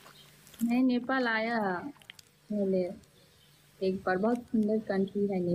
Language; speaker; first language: Hindi; non-native, learner; Bangla